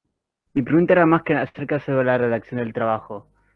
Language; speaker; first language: Spanish; native; Spanish